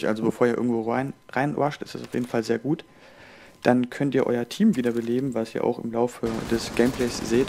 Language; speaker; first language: German; native; German